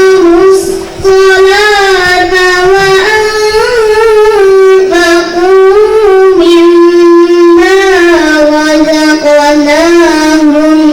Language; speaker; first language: Arabic; non-native, learner; Indonesian